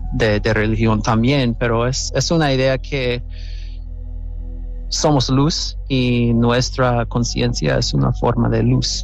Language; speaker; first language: Spanish; non-native, fluent; English